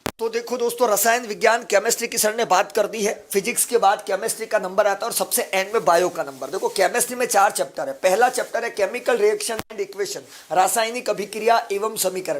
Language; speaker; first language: Hindi; native; Hindi